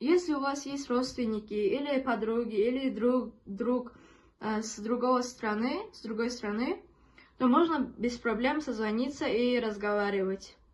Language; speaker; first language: Russian; non-native, local second language; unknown